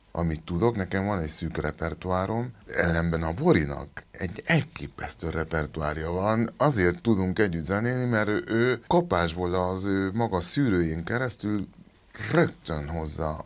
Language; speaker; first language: Hungarian; early bilingual, other home language; Spanish